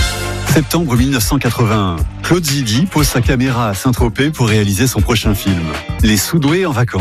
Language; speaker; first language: French; native; French